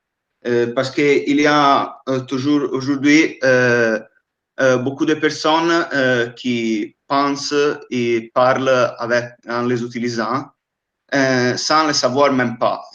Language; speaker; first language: French; non-native, fluent; Italian